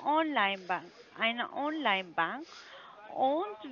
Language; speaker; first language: German; non-native, learner; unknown